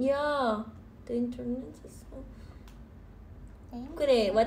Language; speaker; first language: English; non-native, learner; Indonesian